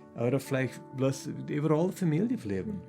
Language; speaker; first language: German; non-native, learner; Plautdietsch